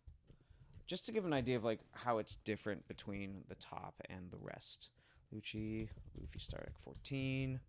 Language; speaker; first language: English; native; English